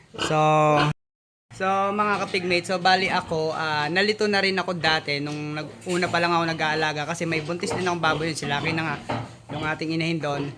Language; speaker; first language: Filipino; native; Filipino